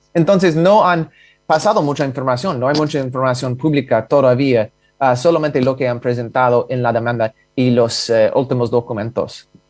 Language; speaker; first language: Spanish; non-native, fluent; English